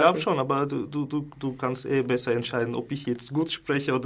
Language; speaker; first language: German; non-native, fluent; Turkish